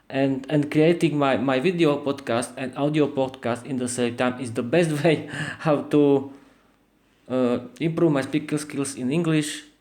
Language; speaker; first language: English; non-native, learner; Slovak